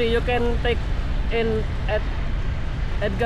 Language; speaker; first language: English; non-native, learner; Indonesian